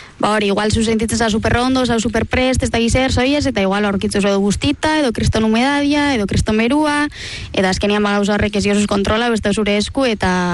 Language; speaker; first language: Basque; native; Basque